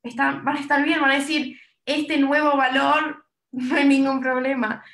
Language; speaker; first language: Spanish; early bilingual, heritage; Spanish